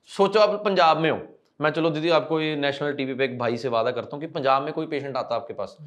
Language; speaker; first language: Hindi; non-native, local second language; Punjabi